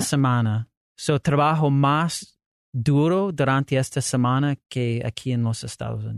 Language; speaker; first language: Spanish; non-native, learner; English